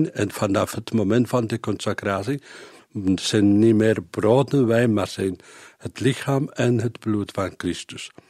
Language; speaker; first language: Dutch; non-native, learner; Spanish